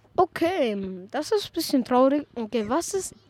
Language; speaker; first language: German; native; German